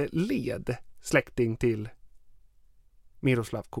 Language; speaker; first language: Swedish; native; Swedish